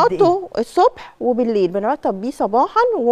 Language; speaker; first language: Arabic; native; Arabic